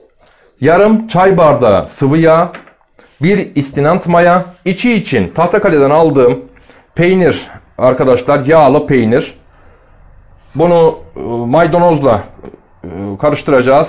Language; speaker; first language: Turkish; native; Turkish